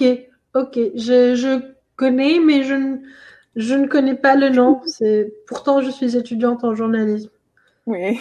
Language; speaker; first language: French; non-native, local second language; Arabic